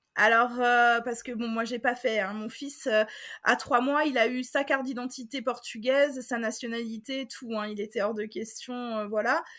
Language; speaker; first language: French; native; French